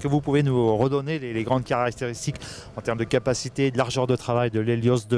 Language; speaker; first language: French; native; French